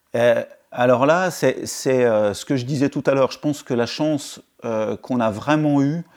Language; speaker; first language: French; native; French